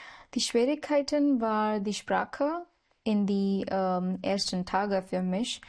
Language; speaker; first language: German; non-native, learner; Marathi